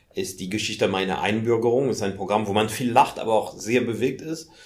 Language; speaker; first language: German; non-native, fluent; French